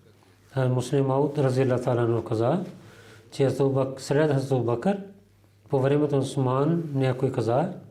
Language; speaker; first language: Bulgarian; non-native, learner; Urdu